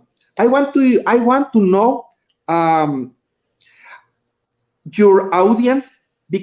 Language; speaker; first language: English; non-native, learner; Spanish